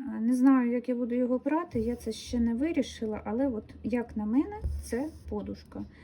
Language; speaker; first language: Ukrainian; non-native, local second language; Russian